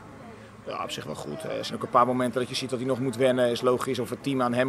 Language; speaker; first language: Dutch; native; Dutch